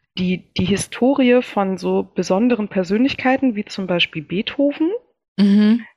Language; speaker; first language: German; early bilingual, other home language; Kinyarwanda